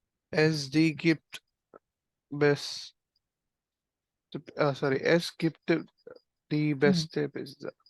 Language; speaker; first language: German; non-native, learner; Malayalam